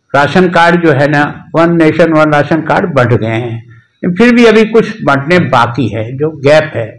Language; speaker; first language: Hindi; native; Hindi